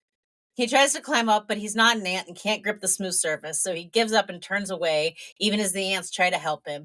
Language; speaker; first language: English; native; English